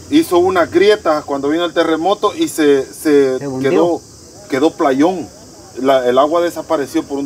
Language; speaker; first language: Spanish; native; Spanish